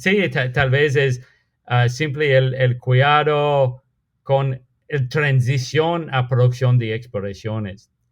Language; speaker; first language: Spanish; non-native, fluent; English